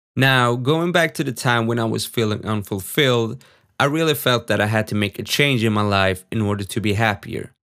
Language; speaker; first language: English; non-native, fluent; Swedish